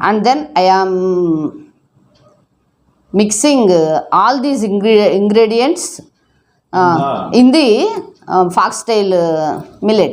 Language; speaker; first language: English; non-native, learner; Telugu